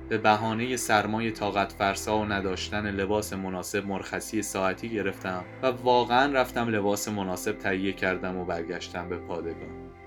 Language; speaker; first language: Persian; native; Persian